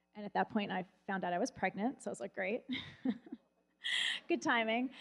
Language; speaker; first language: English; native; English